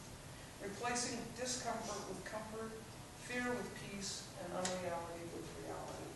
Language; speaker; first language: English; native; English